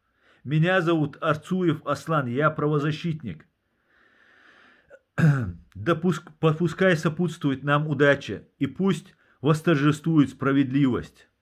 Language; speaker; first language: Russian; non-native, local second language; Chechen